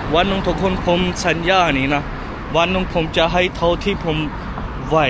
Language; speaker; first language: Thai; non-native, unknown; Punjabi